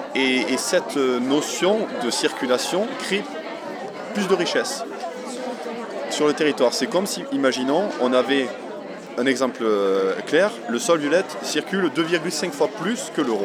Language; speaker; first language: French; native; French